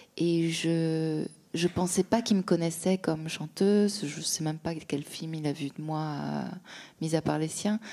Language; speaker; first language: French; native; French